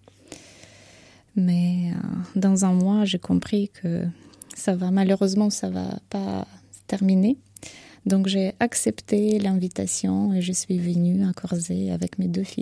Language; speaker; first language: French; non-native, fluent; Ukrainian